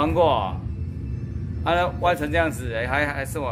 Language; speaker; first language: Chinese; native; Chinese